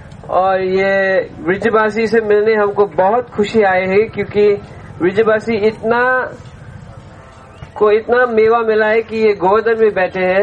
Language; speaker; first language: Hindi; non-native, fluent; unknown